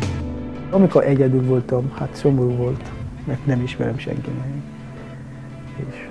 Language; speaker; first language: Hungarian; non-native, learner; Mandingo